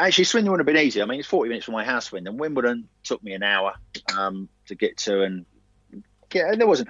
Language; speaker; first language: English; native; English